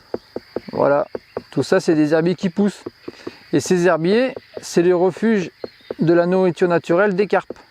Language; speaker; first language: French; native; French